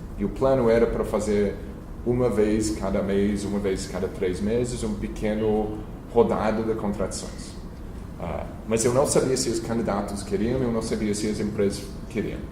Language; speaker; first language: Portuguese; non-native, fluent; English